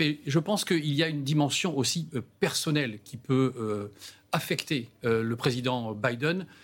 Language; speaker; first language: French; native; French